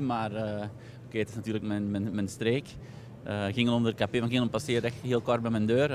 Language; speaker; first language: Dutch; native; Dutch